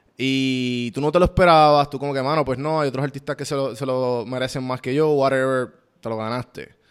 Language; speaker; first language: Spanish; native; Spanish